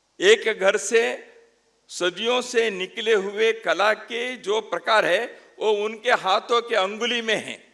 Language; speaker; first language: Hindi; non-native, local second language; Kannada